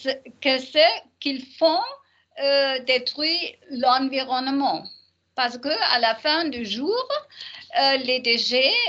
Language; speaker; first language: French; non-native, learner; German